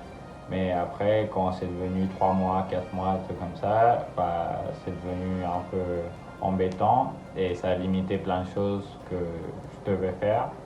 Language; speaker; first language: French; non-native, fluent; Spanish